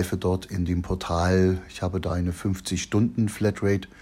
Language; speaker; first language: German; native; German